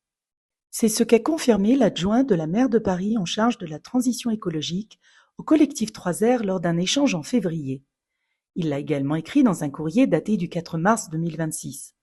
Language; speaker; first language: French; native; French